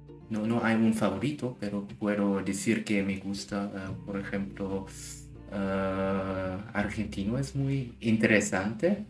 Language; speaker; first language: Spanish; non-native, learner; German